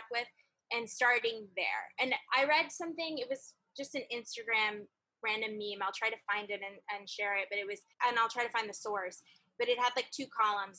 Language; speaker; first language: English; native; English